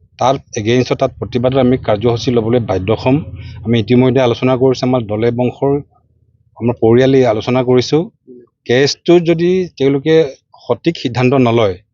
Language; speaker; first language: Assamese; non-native, local second language; Mising